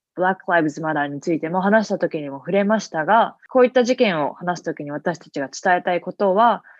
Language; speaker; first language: Japanese; native; Japanese